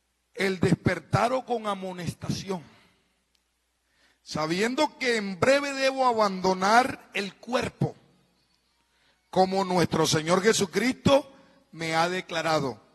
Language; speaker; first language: Spanish; native; Spanish